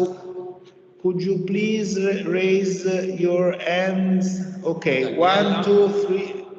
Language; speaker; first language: English; non-native, fluent; Italian